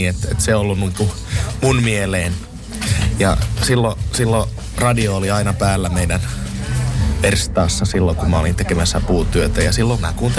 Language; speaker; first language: Finnish; native; Finnish